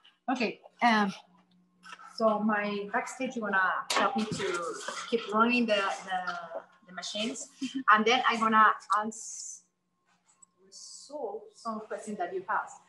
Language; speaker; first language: English; non-native, learner; Spanish